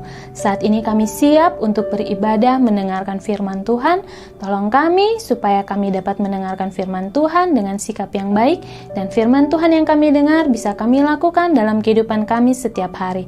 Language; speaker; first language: Indonesian; native; Indonesian